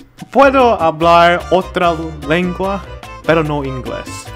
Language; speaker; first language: Spanish; non-native, learner; English